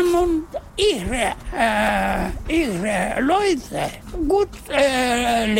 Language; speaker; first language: German; non-native, learner; Russian